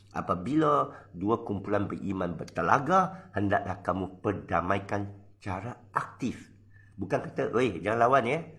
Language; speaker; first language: Malay; non-native, local second language; Chinese